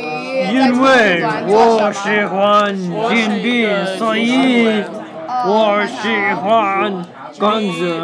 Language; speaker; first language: Chinese; non-native, learner; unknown